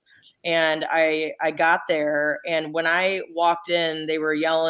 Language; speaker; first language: English; native; English